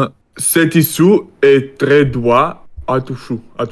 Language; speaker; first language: French; non-native, learner; Russian